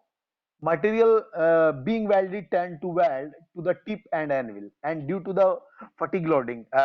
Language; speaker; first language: English; non-native, local second language; Hindi